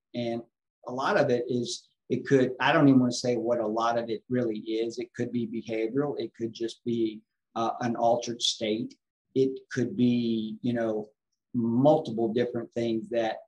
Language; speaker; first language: English; native; English